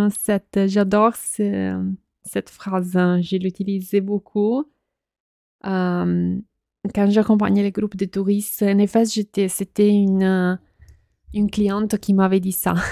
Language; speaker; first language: French; non-native, fluent; Italian